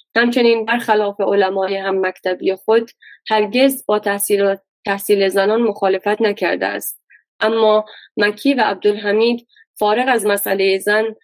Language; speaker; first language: Persian; non-native, local second language; Baluchi